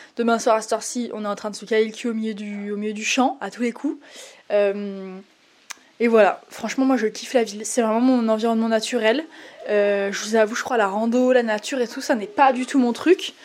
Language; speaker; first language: French; native; French